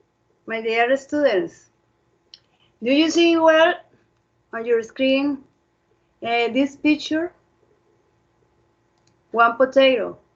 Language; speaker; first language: English; non-native, fluent; Spanish